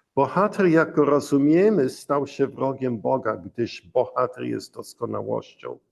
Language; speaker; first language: Polish; early bilingual, heritage; Polish